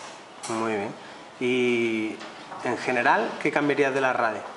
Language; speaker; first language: Spanish; native; Spanish